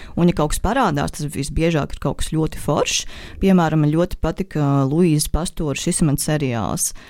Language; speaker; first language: Latvian; native; Latvian